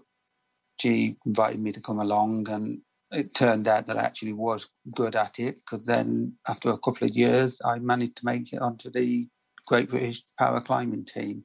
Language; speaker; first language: English; native; English